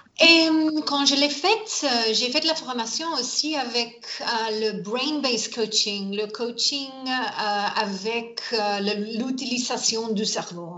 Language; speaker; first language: French; non-native, learner; English